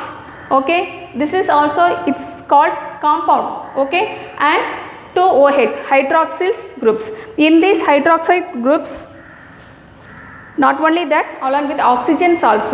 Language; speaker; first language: English; non-native, local second language; Tamil